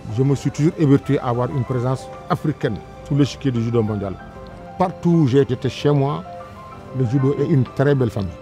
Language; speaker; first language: French; non-native, local second language; Wolof